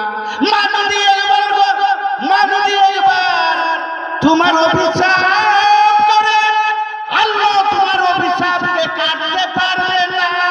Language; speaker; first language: Bangla; native; Bangla